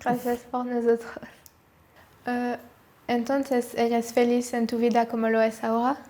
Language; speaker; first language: Spanish; non-native, learner; French